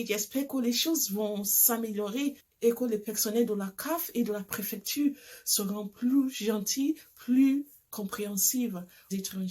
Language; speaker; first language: French; non-native, fluent; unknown